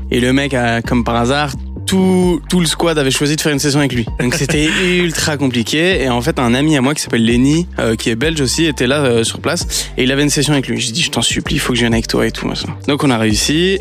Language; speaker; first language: French; native; French